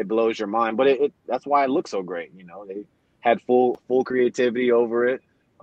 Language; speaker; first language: English; native; English